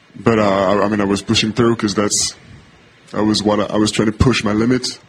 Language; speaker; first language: English; non-native, fluent; French